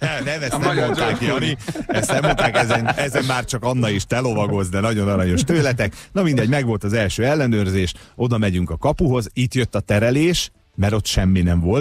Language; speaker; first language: Hungarian; native; Hungarian